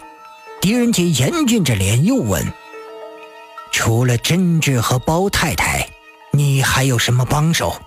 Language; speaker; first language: Chinese; native; Chinese